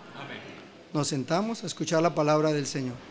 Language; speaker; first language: Spanish; native; Spanish